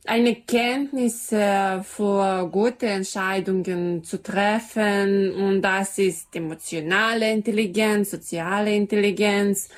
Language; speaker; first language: German; non-native, learner; Serbian